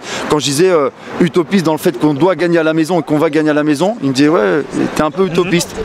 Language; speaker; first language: French; native; French